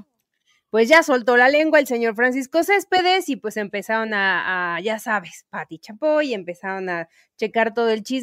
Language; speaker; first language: Spanish; native; Spanish